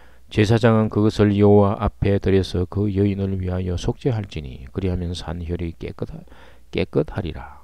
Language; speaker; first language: Korean; native; Korean